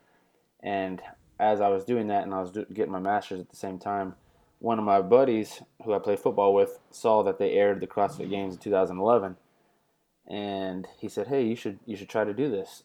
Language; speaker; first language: English; native; English